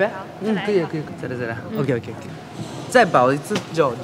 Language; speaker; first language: Chinese; non-native, fluent; Japanese